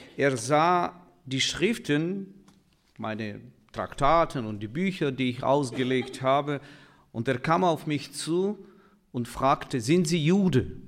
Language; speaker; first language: German; non-native, fluent; Russian